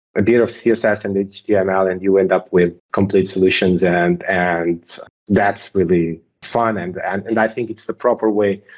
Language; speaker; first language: English; non-native, fluent; Portuguese